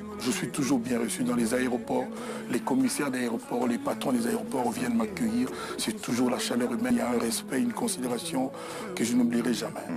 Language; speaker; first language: French; non-native, local second language; Lingala